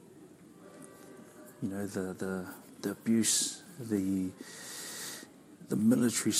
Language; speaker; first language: English; native; English